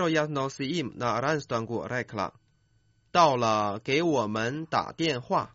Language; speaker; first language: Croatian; non-native, fluent; Chinese